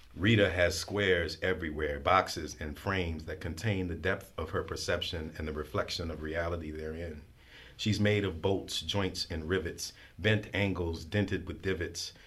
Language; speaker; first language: English; native; English